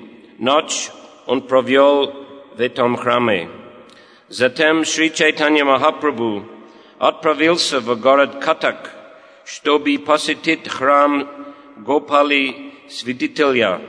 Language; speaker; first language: Russian; non-native, fluent; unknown